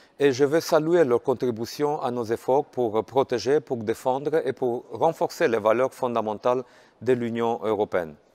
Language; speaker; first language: French; non-native, fluent; Romanian